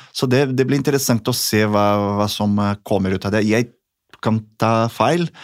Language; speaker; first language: Norwegian; non-native, fluent; Portuguese